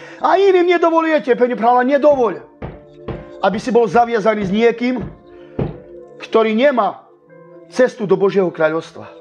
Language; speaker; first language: Slovak; non-native, local second language; Romany